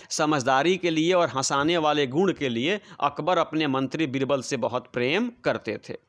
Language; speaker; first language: Hindi; non-native, local second language; Bhojpuri